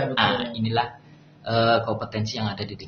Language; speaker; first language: Indonesian; native; Indonesian